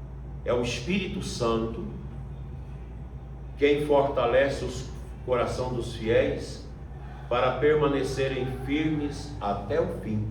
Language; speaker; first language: Portuguese; native; Portuguese